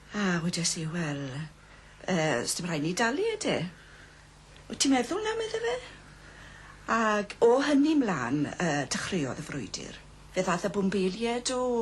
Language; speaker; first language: Welsh; native; Welsh